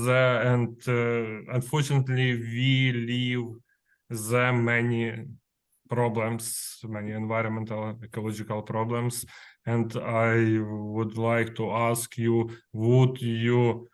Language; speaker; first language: English; non-native, learner; Ukrainian